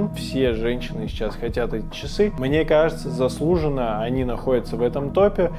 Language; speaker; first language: Russian; native; Russian